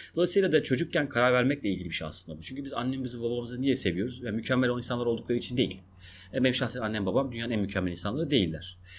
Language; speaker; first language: Turkish; non-native, local second language; Kurdish